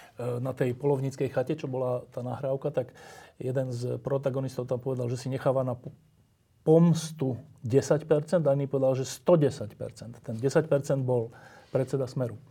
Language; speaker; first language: Slovak; native; Slovak